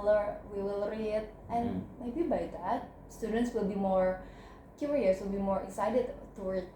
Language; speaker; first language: English; non-native, learner; Indonesian